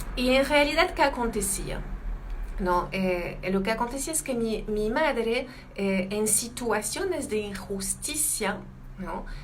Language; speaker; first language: Spanish; non-native, fluent; French